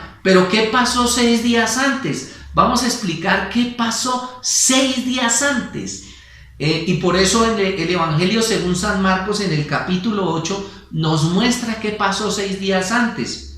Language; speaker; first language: Spanish; native; Spanish